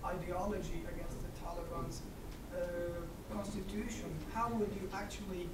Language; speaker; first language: English; non-native, fluent; Persian